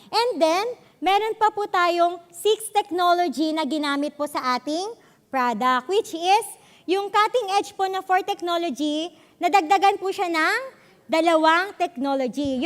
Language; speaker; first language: Filipino; native; Filipino